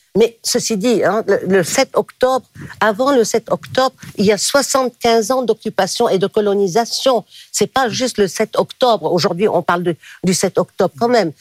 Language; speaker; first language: French; non-native, local second language; Arabic